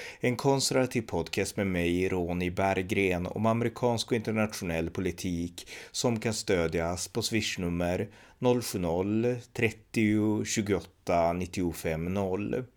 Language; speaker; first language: Swedish; native; Swedish